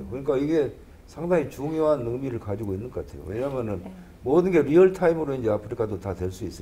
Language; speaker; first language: Korean; native; Korean